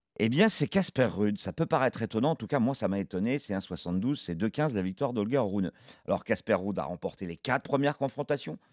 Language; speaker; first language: French; native; French